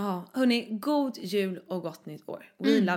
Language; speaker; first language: Swedish; native; Swedish